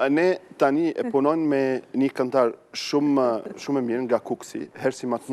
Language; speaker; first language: Albanian; non-native, learner; Arabic